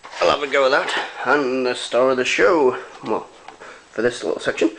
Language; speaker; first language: English; native; English